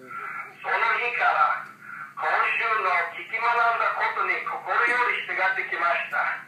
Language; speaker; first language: Japanese; non-native, learner; English